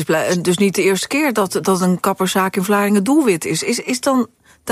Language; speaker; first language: Dutch; native; Dutch